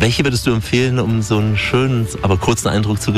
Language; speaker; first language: German; native; German